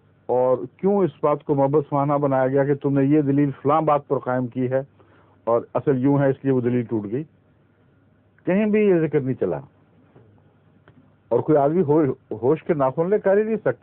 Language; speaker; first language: Urdu; native; Urdu